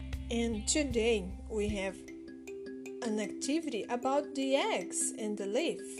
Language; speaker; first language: English; non-native, fluent; Portuguese